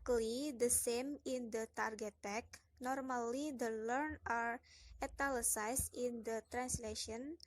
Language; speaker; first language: English; non-native, learner; Indonesian